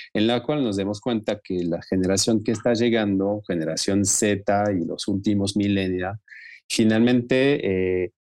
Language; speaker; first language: Spanish; non-native, fluent; French